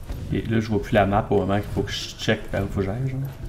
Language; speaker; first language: French; native; French